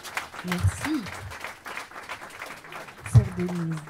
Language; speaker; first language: French; native; French